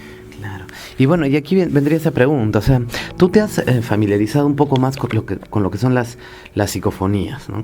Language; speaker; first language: Spanish; native; Spanish